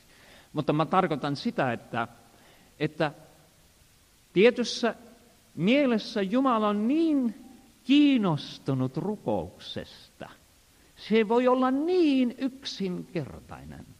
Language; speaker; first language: Finnish; non-native, fluent; Estonian